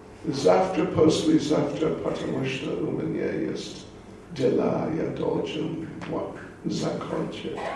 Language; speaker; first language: Russian; non-native, learner; English